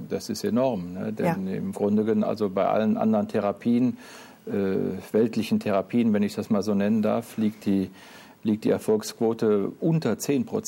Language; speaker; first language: German; native; German